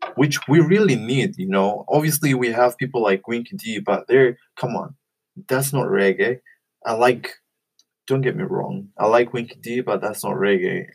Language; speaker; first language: English; non-native, local second language; Shona